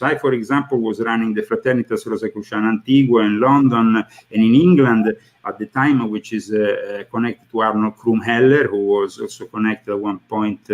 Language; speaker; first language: English; non-native, fluent; Italian